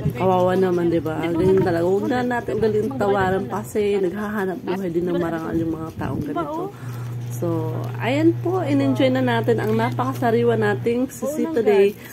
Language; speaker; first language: Filipino; non-native, local second language; Bikol